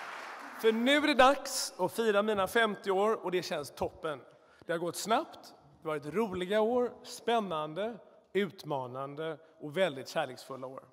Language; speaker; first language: Swedish; native; Swedish